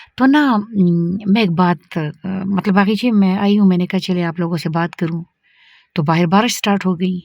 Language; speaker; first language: Urdu; non-native, local second language; Pashto